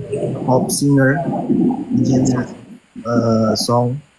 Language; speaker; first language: English; non-native, learner; Indonesian